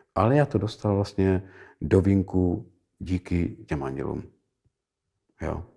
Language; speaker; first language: Czech; native; Czech